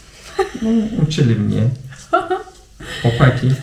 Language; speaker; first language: Polish; non-native, fluent; Turkish